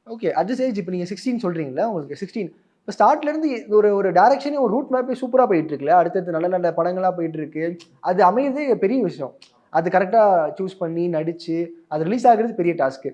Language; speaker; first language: Tamil; native; Tamil